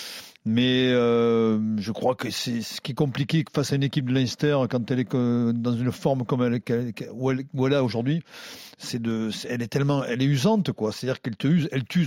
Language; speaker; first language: French; native; French